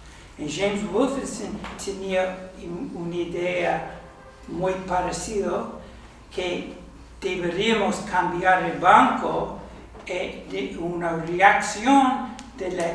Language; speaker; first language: Spanish; non-native, fluent; English